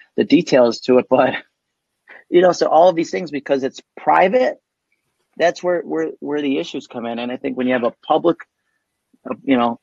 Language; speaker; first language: English; native; English